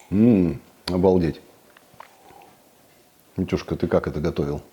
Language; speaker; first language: Russian; native; Russian